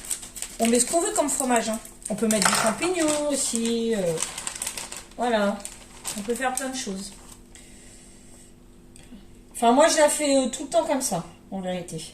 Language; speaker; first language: French; native; French